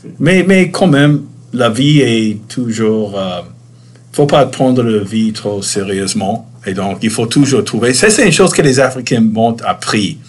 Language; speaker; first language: French; non-native, fluent; English